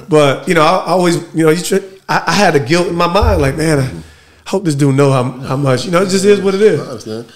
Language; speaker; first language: English; native; English